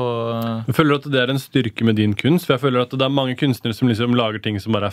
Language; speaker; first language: Norwegian; native; Norwegian